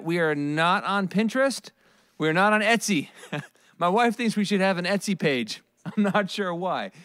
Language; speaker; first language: English; native; English